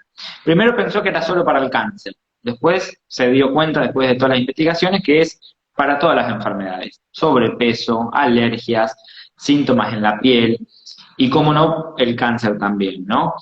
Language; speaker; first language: Spanish; native; Spanish